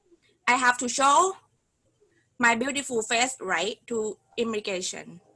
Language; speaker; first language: English; non-native, learner; Thai